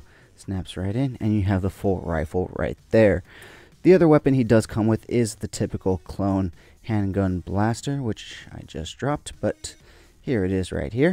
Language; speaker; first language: English; native; English